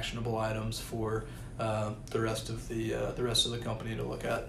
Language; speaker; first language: English; native; English